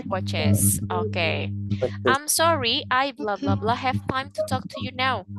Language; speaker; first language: English; non-native, fluent; Indonesian